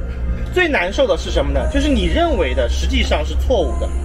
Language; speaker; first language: Chinese; native; Chinese